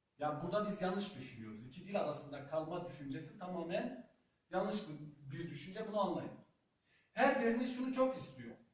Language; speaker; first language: Turkish; non-native, local second language; Zaza